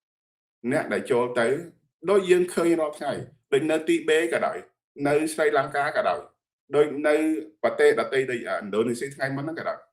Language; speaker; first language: Khmer; native; Khmer